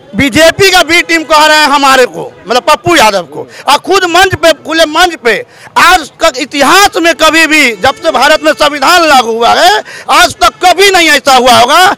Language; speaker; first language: Hindi; native; Hindi